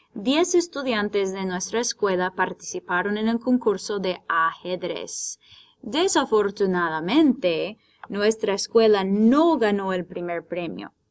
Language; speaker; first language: Spanish; non-native, fluent; English